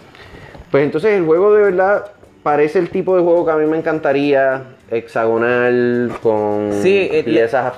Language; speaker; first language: Spanish; native; Spanish